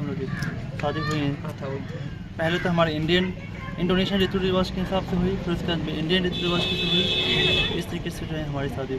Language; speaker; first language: Hindi; non-native, local second language; Bhojpuri